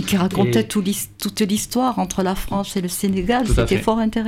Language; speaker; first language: French; native; French